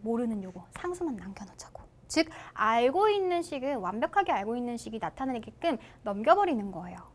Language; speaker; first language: Korean; native; Korean